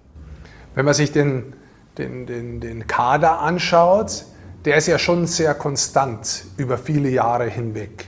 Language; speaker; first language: German; native; German